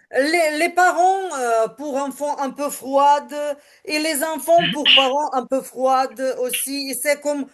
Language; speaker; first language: French; non-native, learner; Ukrainian